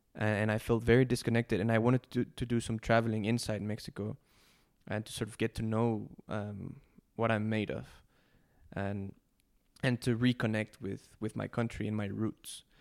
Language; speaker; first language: English; non-native, fluent; Spanish